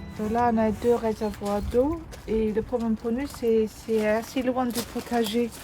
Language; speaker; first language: French; non-native, fluent; English